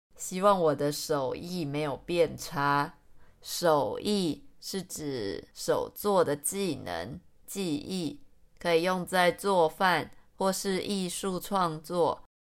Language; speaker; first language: Chinese; native; Chinese